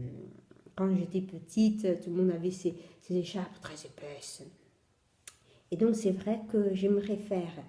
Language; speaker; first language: French; non-native, fluent; Italian